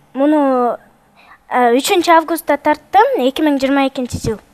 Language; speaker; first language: Kyrgyz; native; Kyrgyz